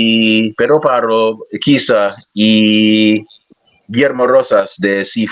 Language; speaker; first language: Spanish; non-native, learner; English